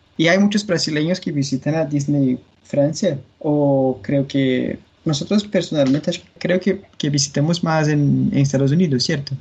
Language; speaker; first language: Spanish; non-native, fluent; Portuguese